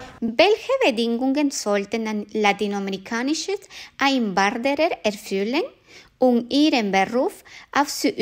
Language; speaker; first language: German; non-native, fluent; Spanish